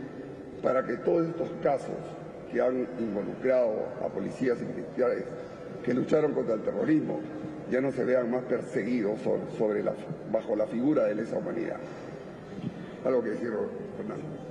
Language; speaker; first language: Spanish; native; Spanish